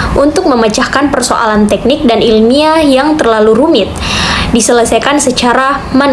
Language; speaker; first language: Indonesian; native; Indonesian